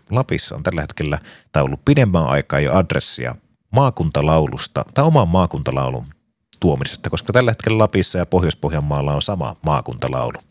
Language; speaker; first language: Finnish; native; Finnish